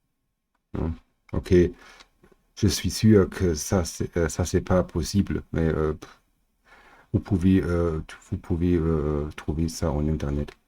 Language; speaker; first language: French; non-native, learner; German